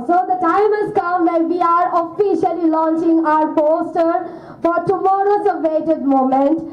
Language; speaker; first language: English; non-native, local second language; Telugu